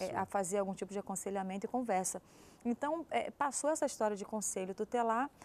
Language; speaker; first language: Portuguese; native; Portuguese